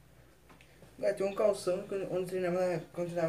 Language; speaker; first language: Portuguese; native; Portuguese